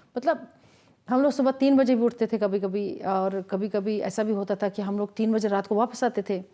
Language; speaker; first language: Hindi; non-native, local second language; Kashmiri